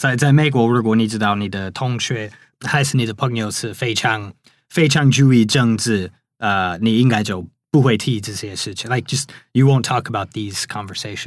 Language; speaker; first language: Chinese; non-native, fluent; English